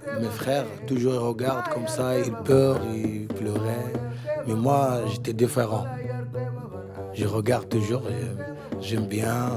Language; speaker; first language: French; non-native, learner; Arabic